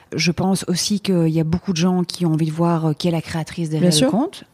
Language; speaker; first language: French; native; French